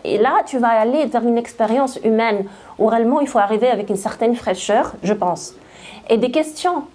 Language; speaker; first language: French; non-native, local second language; Arabic